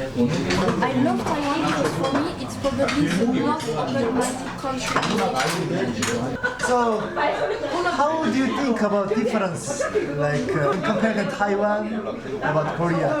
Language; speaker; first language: English; non-native, fluent; Korean